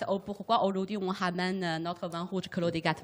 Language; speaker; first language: French; non-native, learner; Chinese